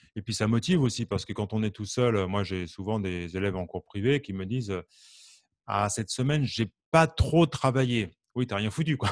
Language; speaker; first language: French; native; French